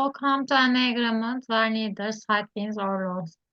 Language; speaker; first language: English; non-native, learner; Turkish